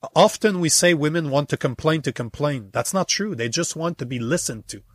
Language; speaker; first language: English; native; English